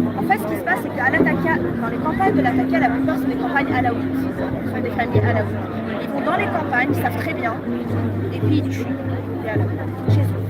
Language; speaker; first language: French; native; French